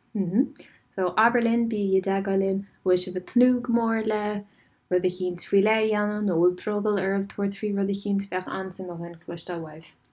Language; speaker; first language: Irish; non-native, local second language; English